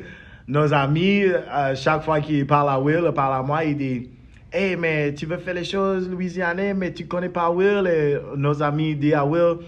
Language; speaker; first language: French; early bilingual, heritage; English